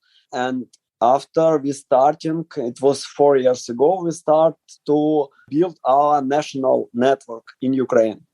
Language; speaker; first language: English; non-native, learner; Ukrainian